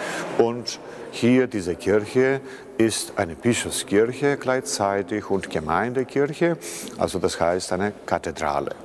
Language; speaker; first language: German; non-native, fluent; Greek